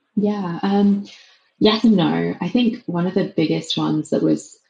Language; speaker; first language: English; native; English